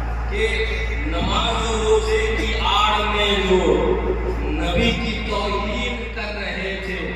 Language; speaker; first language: Urdu; native; Urdu